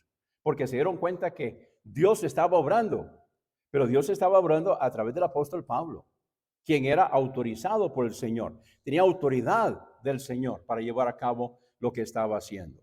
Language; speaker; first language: Spanish; native; Spanish